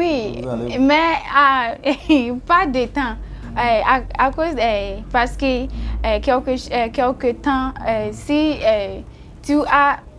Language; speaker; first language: French; non-native, learner; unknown